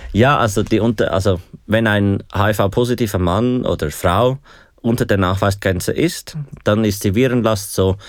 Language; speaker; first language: German; native; German